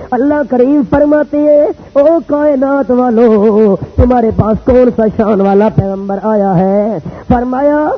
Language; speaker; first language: Urdu; non-native, local second language; Punjabi